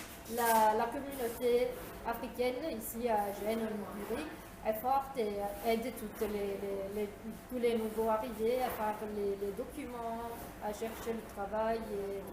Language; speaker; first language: French; non-native, fluent; Italian